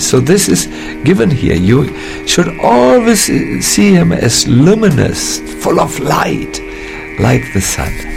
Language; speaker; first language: English; non-native, fluent; German